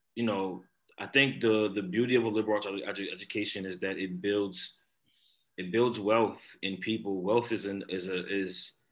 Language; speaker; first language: English; native; English